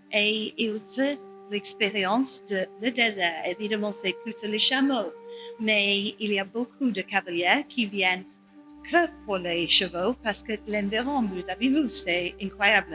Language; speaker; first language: French; non-native, learner; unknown